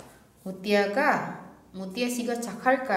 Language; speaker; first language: Korean; non-native, fluent; Indonesian